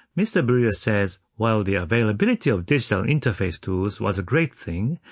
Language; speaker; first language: English; non-native, fluent; Japanese